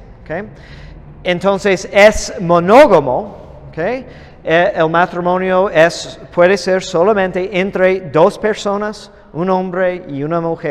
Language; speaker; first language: Spanish; non-native, fluent; English